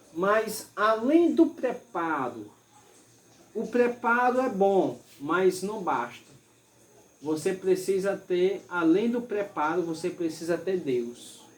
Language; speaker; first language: Portuguese; native; Portuguese